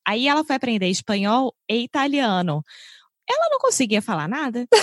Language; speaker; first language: Portuguese; native; Portuguese